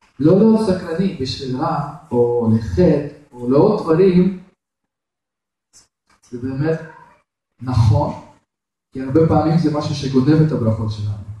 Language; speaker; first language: Hebrew; non-native, fluent; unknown